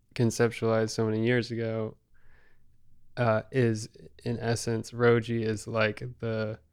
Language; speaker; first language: English; native; English